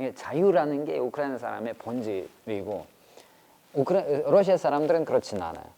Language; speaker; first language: Korean; non-native, fluent; Russian